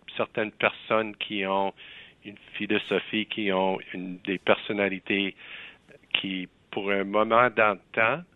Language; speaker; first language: French; native; French